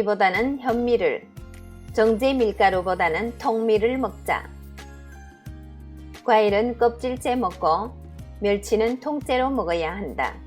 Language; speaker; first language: Korean; native; Korean